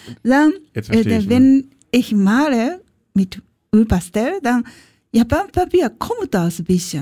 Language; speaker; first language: German; non-native, learner; Japanese